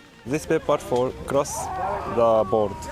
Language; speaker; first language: English; non-native, learner; Arabic